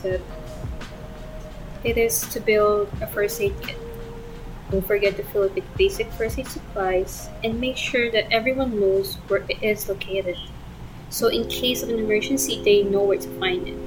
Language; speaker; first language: English; non-native, local second language; Filipino